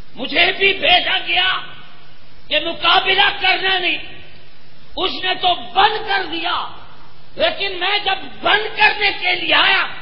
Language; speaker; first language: Urdu; non-native, fluent; Persian